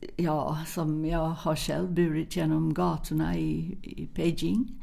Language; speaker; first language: Swedish; non-native, fluent; English